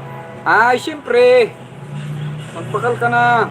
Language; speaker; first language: Filipino; native; Filipino